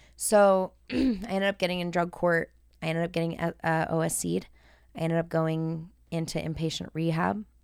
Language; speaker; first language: English; native; English